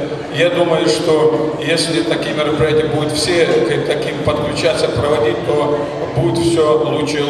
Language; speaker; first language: Russian; native; Russian